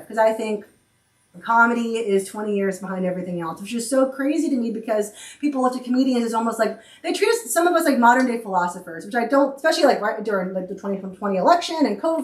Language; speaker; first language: English; native; English